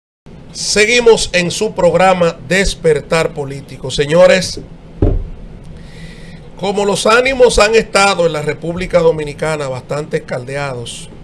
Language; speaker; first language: Spanish; native; Spanish